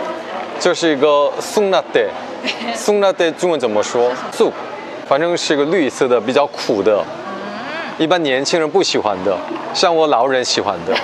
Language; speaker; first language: Chinese; non-native, fluent; Korean